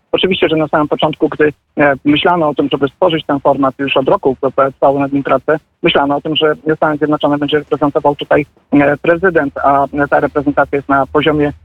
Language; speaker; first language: Polish; native; Polish